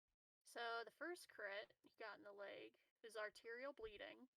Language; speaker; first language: English; native; English